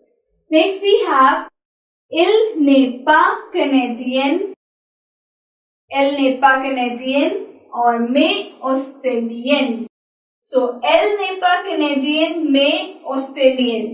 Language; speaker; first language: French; non-native, fluent; Hindi